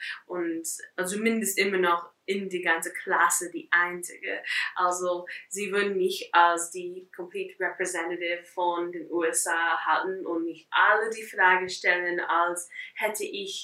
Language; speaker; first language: German; non-native, fluent; English